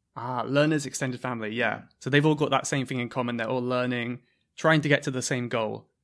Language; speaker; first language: English; native; English